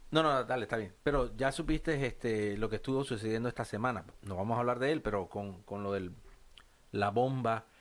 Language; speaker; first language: Spanish; native; Spanish